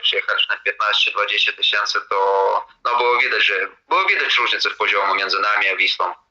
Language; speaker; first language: Polish; non-native, fluent; Latvian